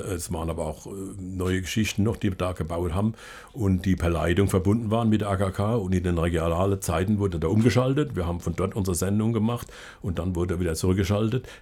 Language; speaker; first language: German; native; German